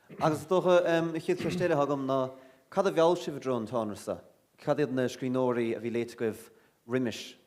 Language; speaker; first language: Irish; native; Irish